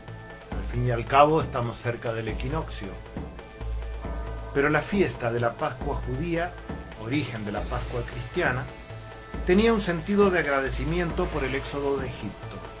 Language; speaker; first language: Spanish; native; Spanish